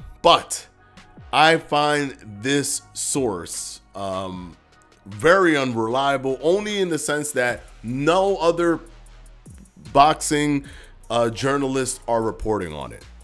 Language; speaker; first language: English; native; English